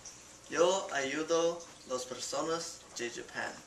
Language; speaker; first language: Spanish; non-native, learner; English